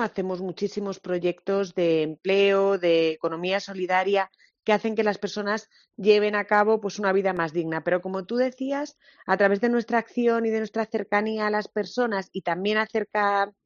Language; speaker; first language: Spanish; native; Spanish